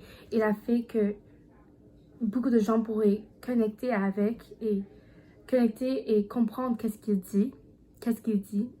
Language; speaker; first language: French; non-native, learner; English